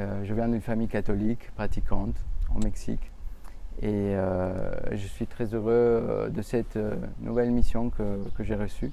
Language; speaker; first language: French; non-native, fluent; Spanish